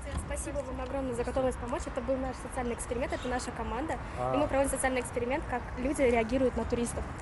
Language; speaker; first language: Russian; native; Russian